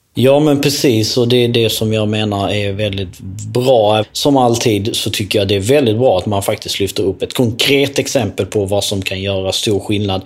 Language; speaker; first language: Swedish; early bilingual, other home language; Albanian